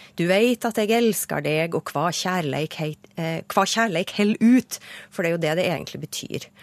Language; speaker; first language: Norwegian; native; Norwegian